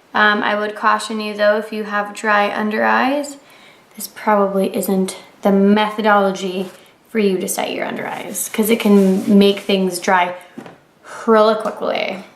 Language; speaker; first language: English; native; English